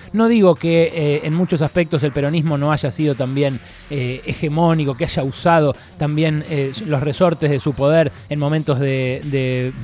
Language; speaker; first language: Spanish; native; Spanish